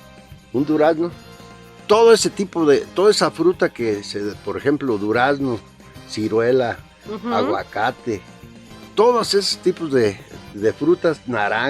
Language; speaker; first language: Spanish; native; Spanish